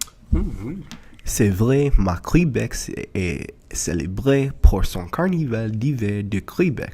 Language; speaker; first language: French; non-native, learner; English